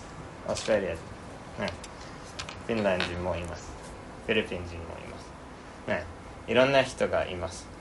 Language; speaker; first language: Japanese; non-native, fluent; English